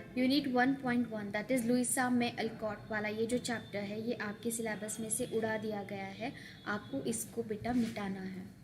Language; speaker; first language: Hindi; non-native, local second language; Marathi